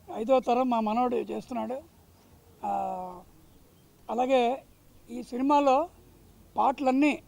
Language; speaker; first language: Telugu; native; Telugu